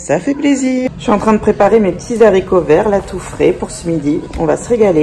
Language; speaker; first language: French; native; French